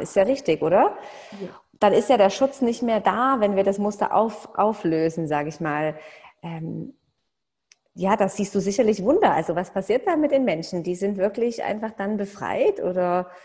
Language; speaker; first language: German; native; German